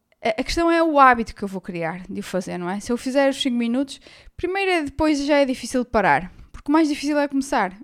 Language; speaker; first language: Portuguese; native; Portuguese